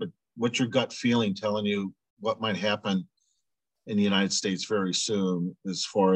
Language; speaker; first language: English; native; English